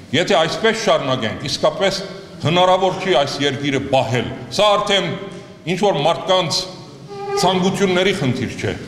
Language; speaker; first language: Armenian; native; Armenian